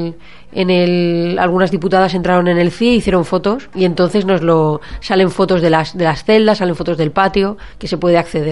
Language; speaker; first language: Spanish; native; Spanish